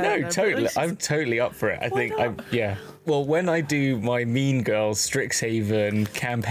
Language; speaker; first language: English; native; English